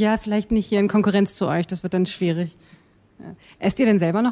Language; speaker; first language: German; native; German